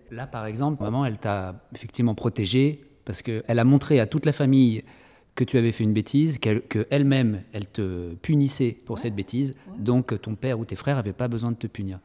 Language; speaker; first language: French; native; French